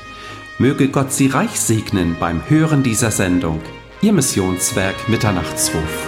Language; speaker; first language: German; native; German